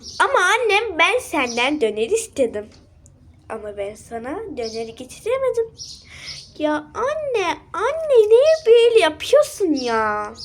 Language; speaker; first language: Turkish; early bilingual, other home language; Arabic